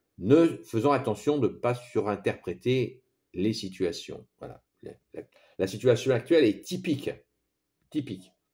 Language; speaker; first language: French; native; French